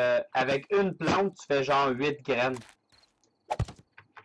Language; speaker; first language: French; native; French